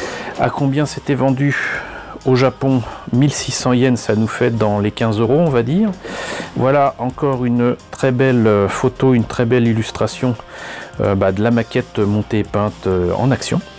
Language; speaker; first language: French; native; French